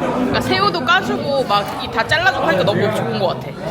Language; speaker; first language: Korean; native; Korean